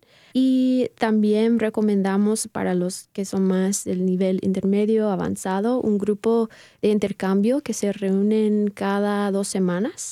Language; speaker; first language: Spanish; non-native, fluent; English